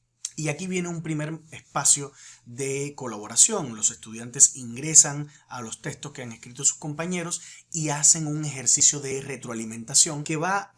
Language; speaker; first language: Spanish; native; Spanish